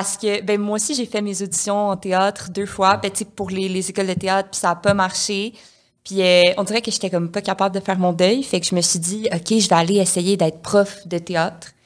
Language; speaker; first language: French; native; French